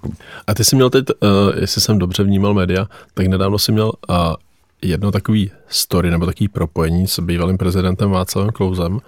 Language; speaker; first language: Czech; native; Czech